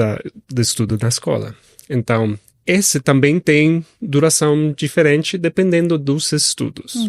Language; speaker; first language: Portuguese; non-native, fluent; Spanish